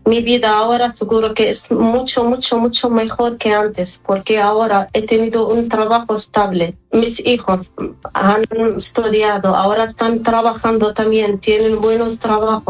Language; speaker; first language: Spanish; non-native, fluent; Arabic